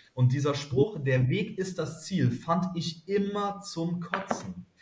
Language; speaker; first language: German; native; German